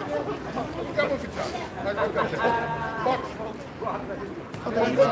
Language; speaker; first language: Italian; native; Italian